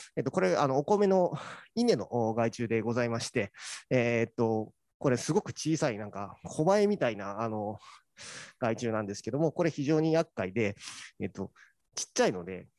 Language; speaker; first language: Japanese; native; Japanese